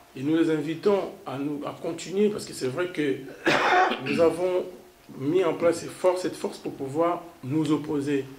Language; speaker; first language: French; non-native, local second language; Kongo